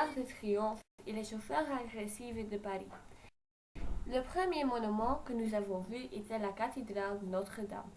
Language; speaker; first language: French; non-native, learner; Dutch